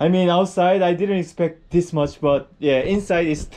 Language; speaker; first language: English; non-native, learner; Korean